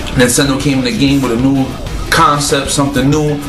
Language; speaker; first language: English; native; English